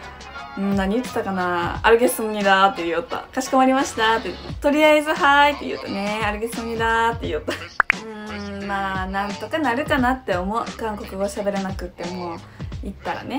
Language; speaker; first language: Japanese; native; Japanese